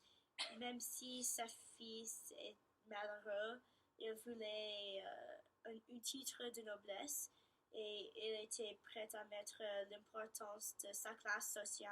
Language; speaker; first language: French; non-native, learner; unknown